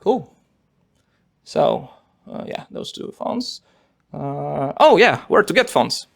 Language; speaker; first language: English; non-native, fluent; Polish